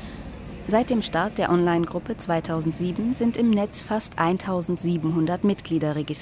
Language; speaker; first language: German; native; German